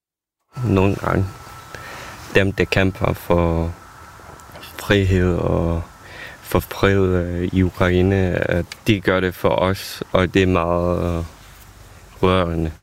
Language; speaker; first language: Danish; non-native, fluent; Ukrainian